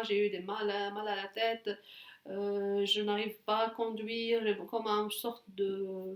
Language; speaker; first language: French; non-native, fluent; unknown